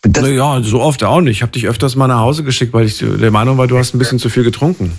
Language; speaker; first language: German; native; German